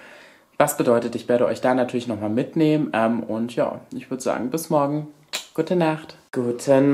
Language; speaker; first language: German; native; German